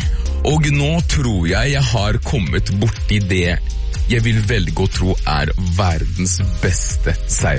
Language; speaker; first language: Norwegian; native; Norwegian